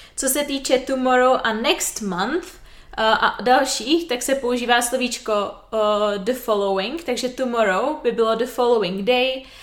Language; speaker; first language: English; non-native, fluent; Czech